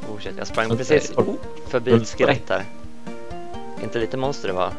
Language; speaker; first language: Swedish; native; Swedish